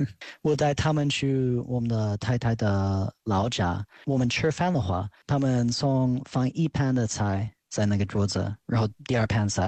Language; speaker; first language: Chinese; non-native, fluent; English